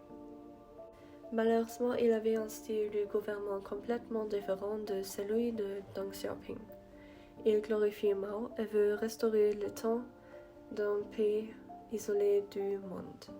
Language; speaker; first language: French; non-native, learner; German